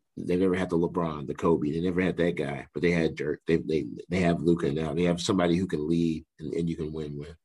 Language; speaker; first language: English; native; English